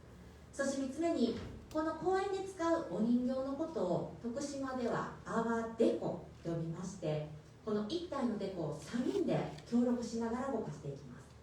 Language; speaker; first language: Japanese; native; Japanese